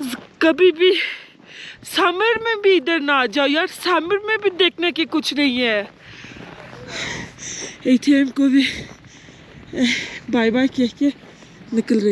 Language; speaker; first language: Hindi; non-native, fluent; Turkish